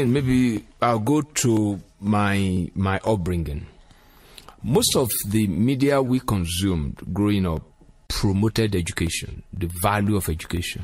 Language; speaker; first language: English; non-native, local second language; Yoruba